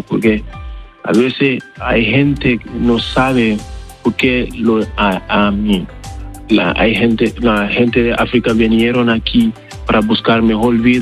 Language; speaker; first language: Spanish; non-native, learner; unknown